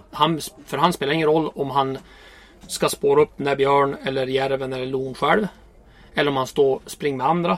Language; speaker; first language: Swedish; native; Swedish